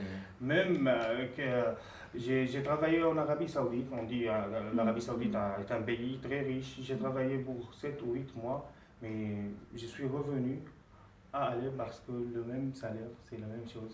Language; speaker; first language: French; non-native, fluent; Arabic